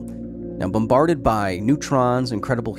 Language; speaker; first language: English; native; English